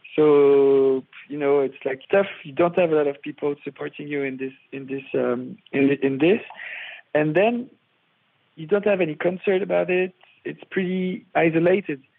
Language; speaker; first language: English; non-native, fluent; French